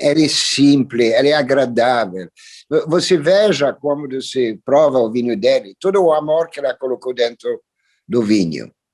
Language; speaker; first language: Portuguese; non-native, fluent; French